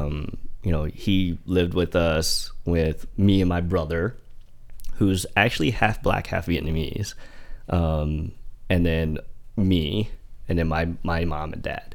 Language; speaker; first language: English; early bilingual, other home language; Vietnamese